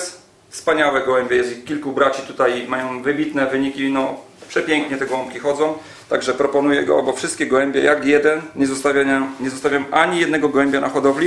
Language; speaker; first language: Polish; native; Polish